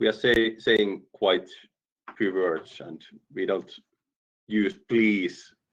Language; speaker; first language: English; non-native, fluent; Finnish